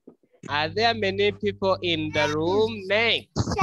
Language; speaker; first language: English; non-native, fluent; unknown